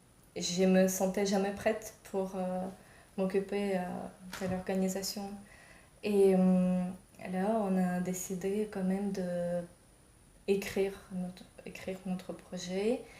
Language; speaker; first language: French; non-native, fluent; Ukrainian